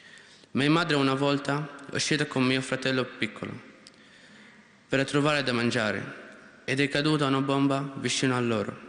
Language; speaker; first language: Italian; non-native, learner; Arabic